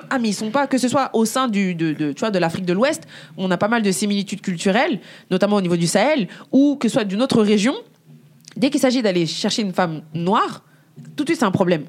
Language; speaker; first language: French; early bilingual, other home language; Bambara